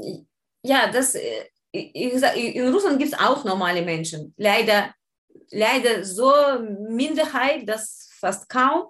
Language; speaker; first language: German; non-native, learner; Ukrainian